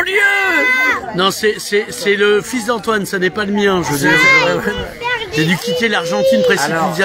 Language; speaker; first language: French; native; French